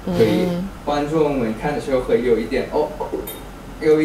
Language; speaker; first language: Chinese; non-native, learner; Thai